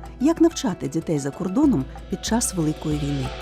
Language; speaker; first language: Ukrainian; native; Ukrainian